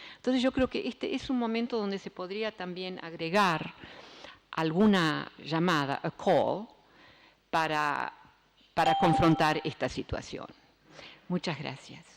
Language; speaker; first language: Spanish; early bilingual, other home language; Dutch